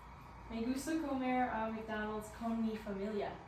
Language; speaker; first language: Spanish; non-native, learner; English